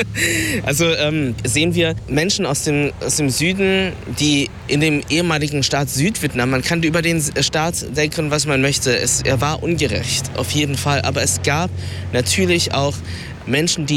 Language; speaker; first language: German; early bilingual, other home language; Vietnamese